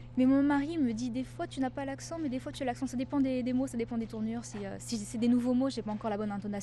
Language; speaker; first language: French; native; French